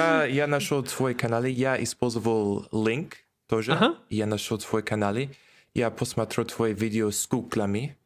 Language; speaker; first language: Russian; non-native, learner; English